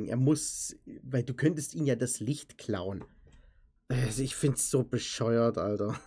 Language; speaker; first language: German; native; German